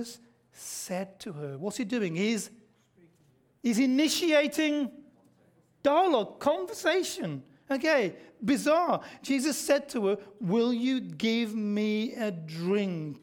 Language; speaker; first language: English; native; English